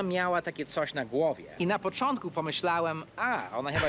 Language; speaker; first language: Polish; early bilingual, heritage; Polish